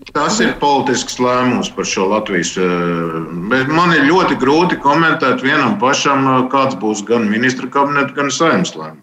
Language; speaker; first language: Latvian; non-native, local second language; Russian